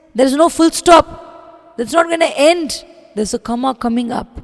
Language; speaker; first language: English; non-native, local second language; Tamil